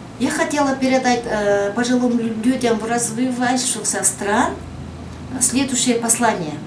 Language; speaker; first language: Russian; non-native, local second language; Kyrgyz